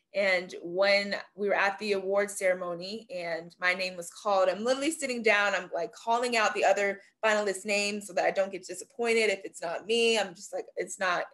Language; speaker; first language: English; native; English